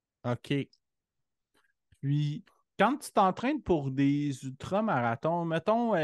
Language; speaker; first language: French; native; French